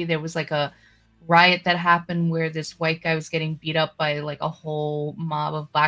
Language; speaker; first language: English; native; English